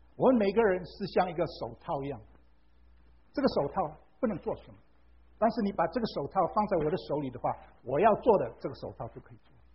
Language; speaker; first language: Chinese; non-native, fluent; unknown